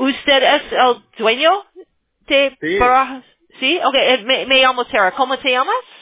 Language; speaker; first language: Spanish; non-native, learner; English